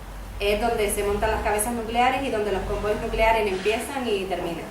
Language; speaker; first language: Spanish; native; Spanish